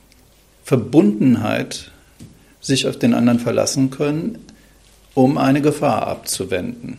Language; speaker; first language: German; native; German